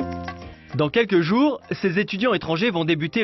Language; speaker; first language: French; native; French